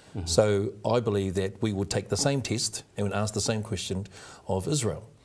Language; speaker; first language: English; native; English